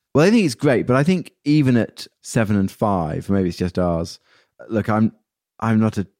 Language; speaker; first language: English; native; English